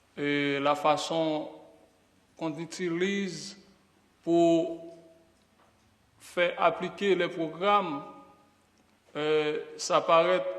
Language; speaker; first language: French; non-native, local second language; Haitian Creole